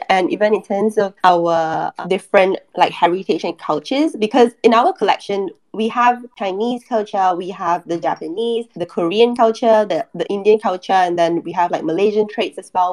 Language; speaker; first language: English; non-native, local second language; Chinese